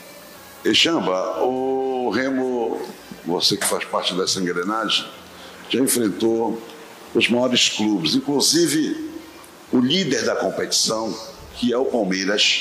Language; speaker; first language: Portuguese; native; Portuguese